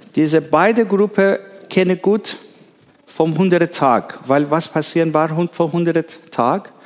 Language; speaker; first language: German; non-native, learner; Persian